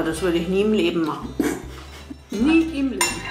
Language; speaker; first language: German; native; German